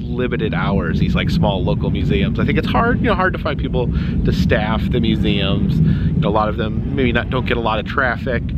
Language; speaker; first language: English; native; English